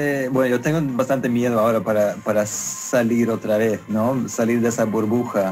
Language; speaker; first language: Spanish; non-native, fluent; Swedish